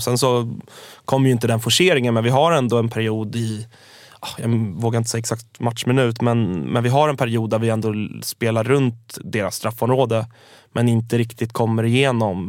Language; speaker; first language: Swedish; native; Swedish